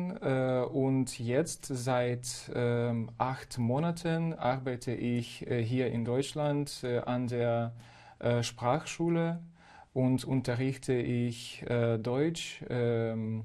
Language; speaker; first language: German; non-native, fluent; Ukrainian